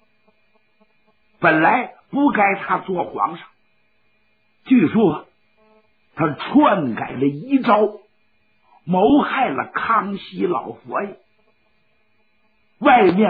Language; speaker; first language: Chinese; native; Chinese